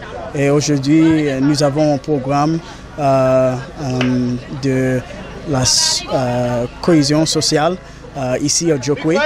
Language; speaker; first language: French; non-native, learner; English